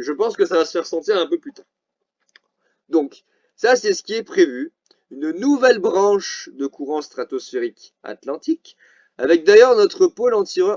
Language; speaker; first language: French; native; French